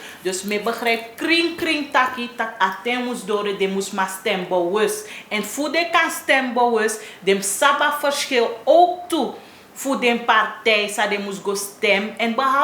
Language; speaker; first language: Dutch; non-native, learner; Haitian Creole